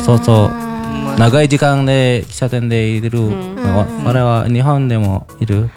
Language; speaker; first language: Japanese; non-native, learner; Indonesian